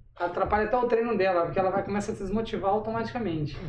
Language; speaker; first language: Portuguese; native; Portuguese